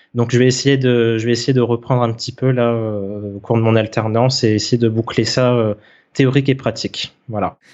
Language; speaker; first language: French; native; French